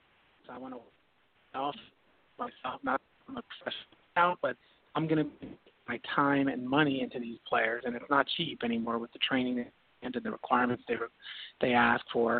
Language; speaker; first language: English; native; English